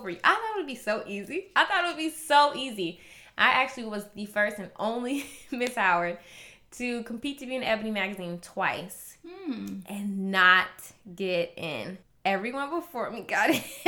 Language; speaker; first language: English; native; English